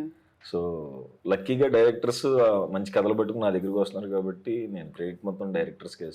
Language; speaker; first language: Telugu; native; Telugu